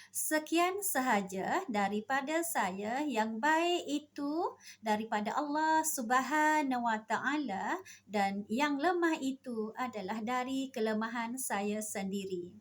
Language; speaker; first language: Malay; native; Malay